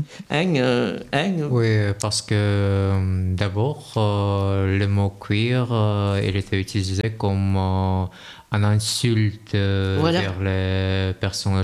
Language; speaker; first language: French; non-native, learner; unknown